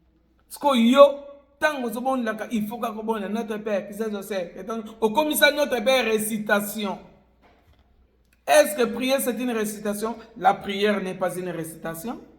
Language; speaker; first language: French; non-native, local second language; Lingala